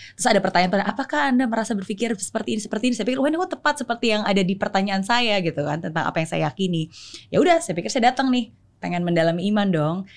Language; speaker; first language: Indonesian; native; Indonesian